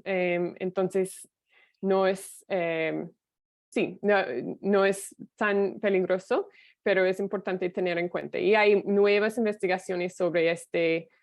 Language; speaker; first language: Spanish; non-native, fluent; English